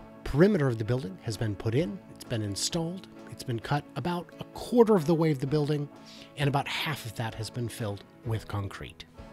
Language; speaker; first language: English; native; English